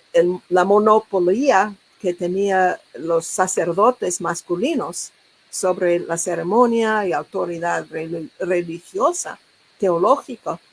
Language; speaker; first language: Spanish; non-native, learner; English